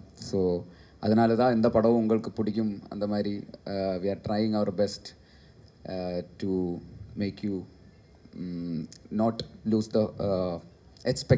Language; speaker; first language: Tamil; non-native, learner; Malayalam